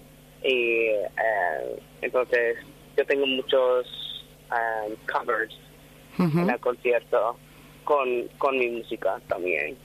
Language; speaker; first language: Spanish; non-native, fluent; English